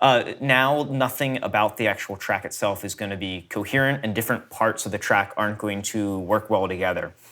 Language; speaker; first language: English; native; English